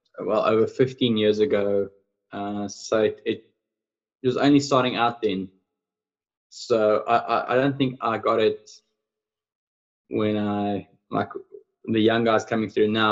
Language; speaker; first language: English; non-native, local second language; Afrikaans